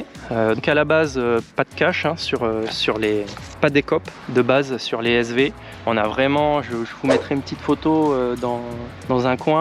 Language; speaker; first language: French; native; French